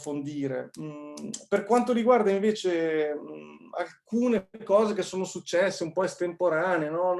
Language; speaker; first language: Italian; native; Italian